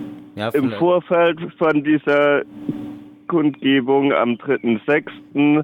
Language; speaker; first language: German; native; German